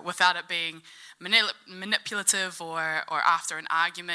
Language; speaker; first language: English; native; English